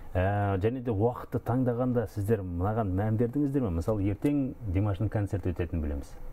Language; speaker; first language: Kazakh; native; Kazakh